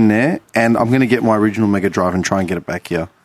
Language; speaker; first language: English; non-native, local second language; Greek